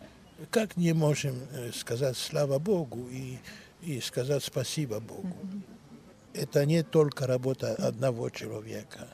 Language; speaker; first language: Russian; non-native, learner; Greek